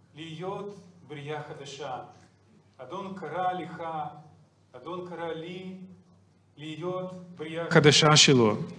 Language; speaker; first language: Hebrew; non-native, fluent; Russian